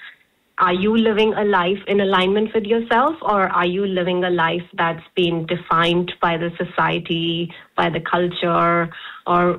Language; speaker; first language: English; non-native, local second language; Hindi